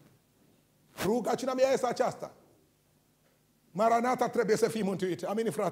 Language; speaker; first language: Romanian; non-native, learner; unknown